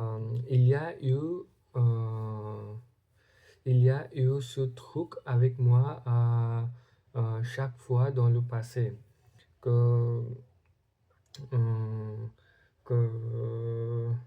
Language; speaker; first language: French; non-native, learner; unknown